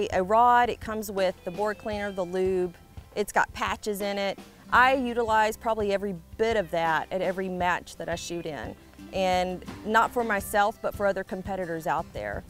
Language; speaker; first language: English; native; English